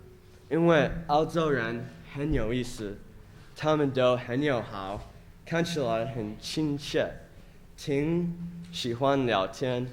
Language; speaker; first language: Chinese; non-native, fluent; English